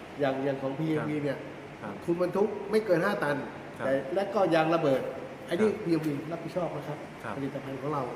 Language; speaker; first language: Thai; native; Thai